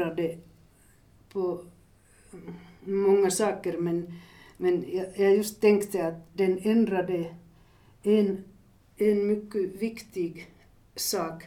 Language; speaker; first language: Swedish; non-native, fluent; Finnish